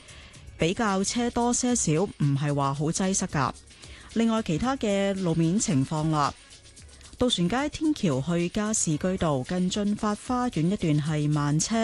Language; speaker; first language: Cantonese; native; Cantonese